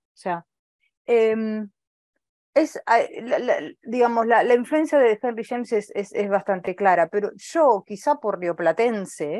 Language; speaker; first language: Spanish; native; Spanish